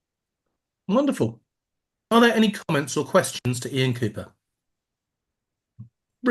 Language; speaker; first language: English; native; English